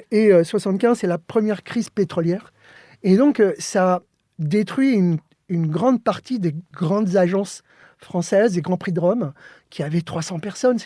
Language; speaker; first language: French; early bilingual, other home language; Spanish